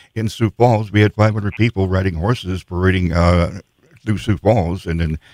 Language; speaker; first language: English; native; English